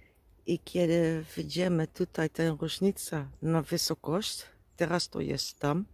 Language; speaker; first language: Polish; non-native, learner; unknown